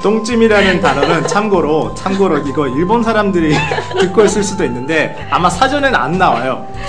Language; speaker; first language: Korean; non-native, fluent; Japanese